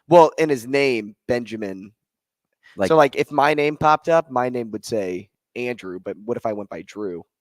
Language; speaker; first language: English; native; English